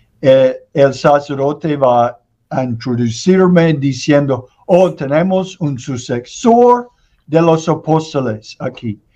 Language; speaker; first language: Spanish; non-native, learner; English